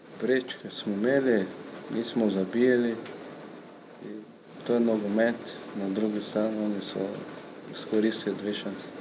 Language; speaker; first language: Slovenian; non-native, learner; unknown